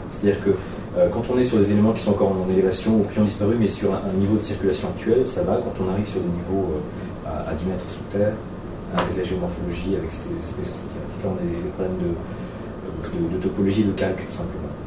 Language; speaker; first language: French; native; French